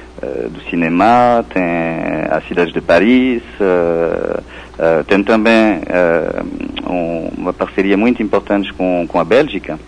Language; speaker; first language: Portuguese; non-native, fluent; French